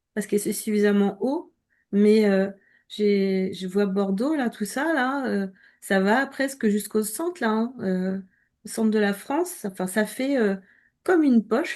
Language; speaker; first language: French; native; French